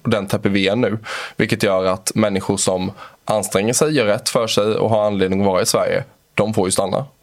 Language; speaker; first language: Swedish; native; Swedish